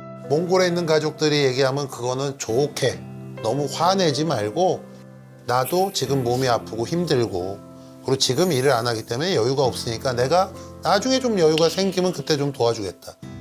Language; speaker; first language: Korean; native; Korean